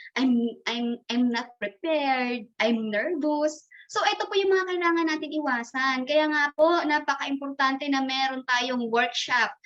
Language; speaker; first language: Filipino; non-native, local second language; Masbatenyo